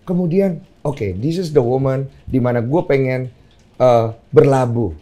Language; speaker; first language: Indonesian; native; Indonesian